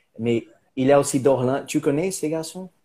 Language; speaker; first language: French; non-native, learner; Portuguese